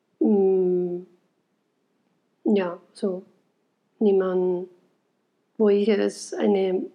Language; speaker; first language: German; non-native, fluent; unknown